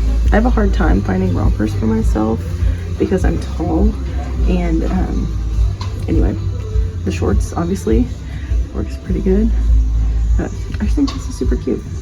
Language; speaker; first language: English; native; English